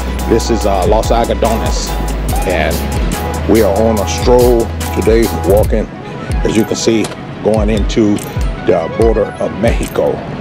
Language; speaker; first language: English; native; English